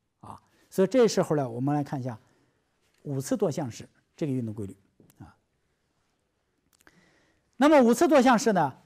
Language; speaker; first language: Chinese; native; Chinese